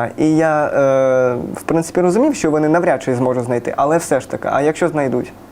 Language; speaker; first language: Ukrainian; native; Ukrainian